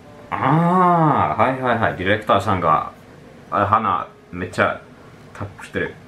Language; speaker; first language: Japanese; non-native, learner; Finnish